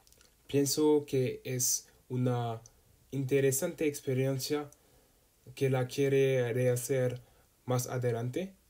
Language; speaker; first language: Spanish; non-native, learner; French